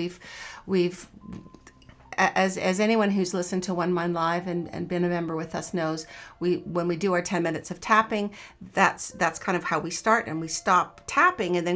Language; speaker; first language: English; native; English